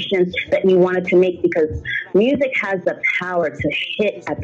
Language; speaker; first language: English; early bilingual, other home language; German